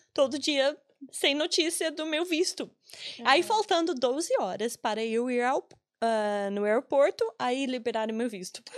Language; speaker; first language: Portuguese; non-native, fluent; English